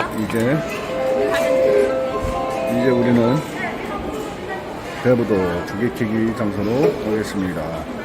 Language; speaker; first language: Korean; native; Korean